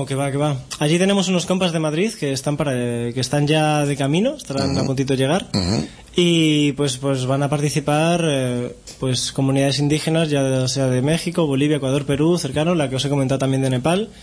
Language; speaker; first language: Spanish; native; Spanish